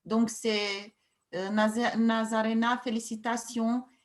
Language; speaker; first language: French; non-native, fluent; Romanian